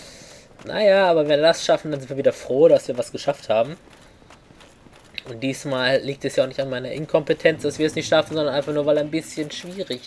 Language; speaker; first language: German; native; German